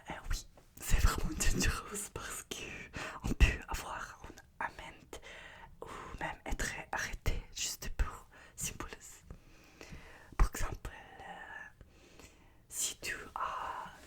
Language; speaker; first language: French; non-native, learner; Russian